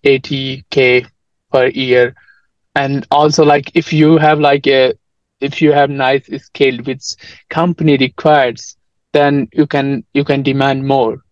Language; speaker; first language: English; non-native, local second language; Nepali